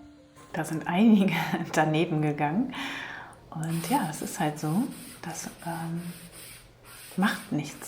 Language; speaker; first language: German; native; German